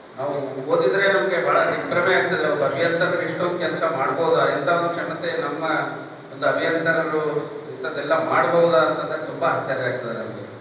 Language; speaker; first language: Kannada; native; Kannada